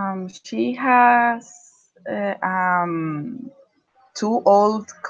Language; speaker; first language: English; non-native, learner; Spanish